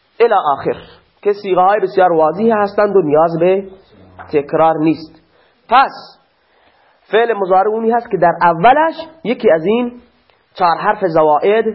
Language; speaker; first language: Persian; non-native, local second language; Baluchi